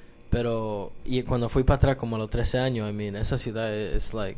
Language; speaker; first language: Spanish; early bilingual, heritage; Spanish